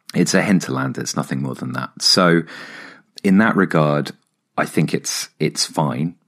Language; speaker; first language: English; native; English